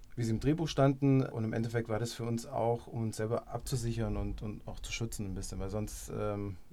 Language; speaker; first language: German; native; German